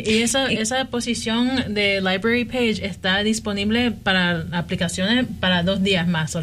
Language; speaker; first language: Spanish; early bilingual, heritage; Spanish